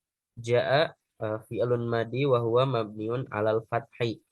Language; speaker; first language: Arabic; non-native, fluent; Indonesian